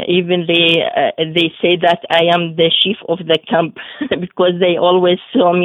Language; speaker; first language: English; non-native, learner; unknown